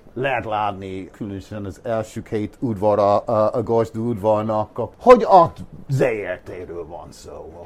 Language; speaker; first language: Hungarian; non-native, fluent; English